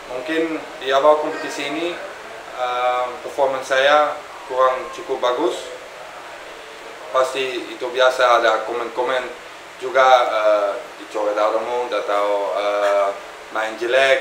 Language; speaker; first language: Indonesian; non-native, fluent; Dutch